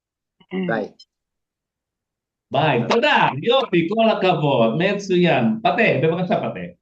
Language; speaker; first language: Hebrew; non-native, fluent; Indonesian